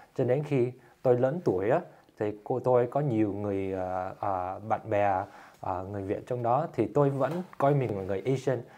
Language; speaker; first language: Vietnamese; early bilingual, heritage; Vietnamese